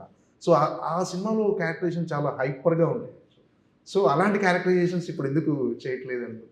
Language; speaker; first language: Telugu; native; Telugu